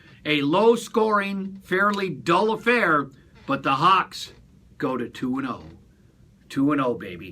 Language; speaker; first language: English; native; English